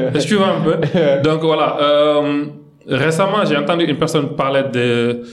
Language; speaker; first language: French; non-native, local second language; Wolof